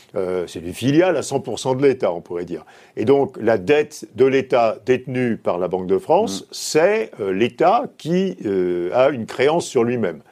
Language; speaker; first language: French; native; French